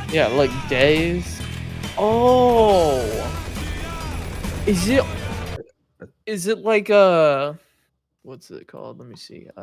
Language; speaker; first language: English; native; English